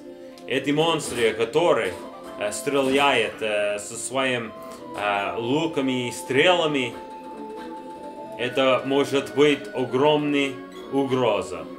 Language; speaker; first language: Russian; non-native, learner; English